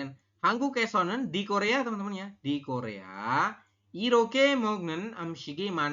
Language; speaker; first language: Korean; non-native, fluent; Indonesian